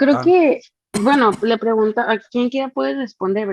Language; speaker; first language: Spanish; native; Spanish